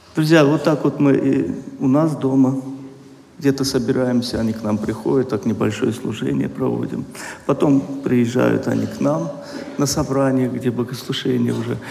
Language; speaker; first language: Russian; non-native, local second language; Azerbaijani